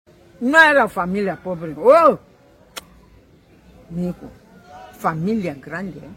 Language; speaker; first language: Spanish; non-native, learner; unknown